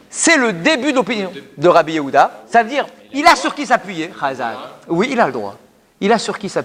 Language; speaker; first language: French; native; French